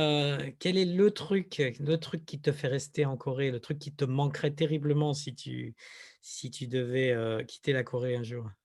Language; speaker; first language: French; native; French